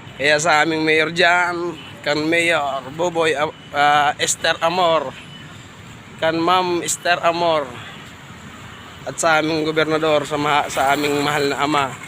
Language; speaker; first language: Filipino; non-native, local second language; Bikol